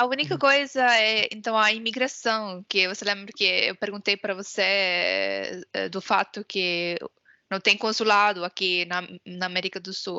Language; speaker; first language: Portuguese; non-native, fluent; Estonian